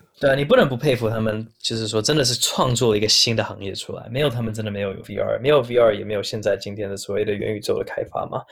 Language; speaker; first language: Chinese; early bilingual, heritage; Chinese